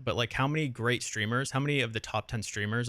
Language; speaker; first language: English; native; English